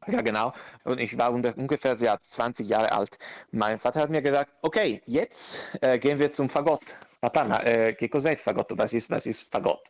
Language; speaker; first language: German; non-native, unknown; Italian